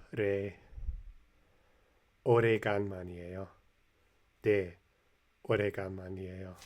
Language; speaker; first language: Korean; non-native, learner; English